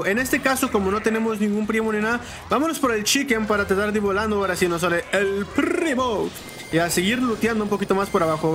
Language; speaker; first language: Spanish; native; Spanish